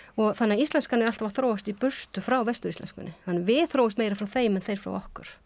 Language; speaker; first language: Icelandic; native; Icelandic